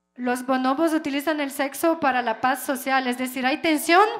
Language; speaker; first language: Spanish; non-native, fluent; French